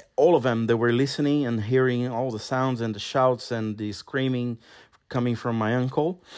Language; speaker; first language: English; non-native, fluent; Portuguese